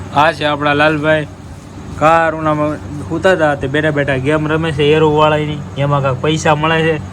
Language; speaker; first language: Gujarati; native; Gujarati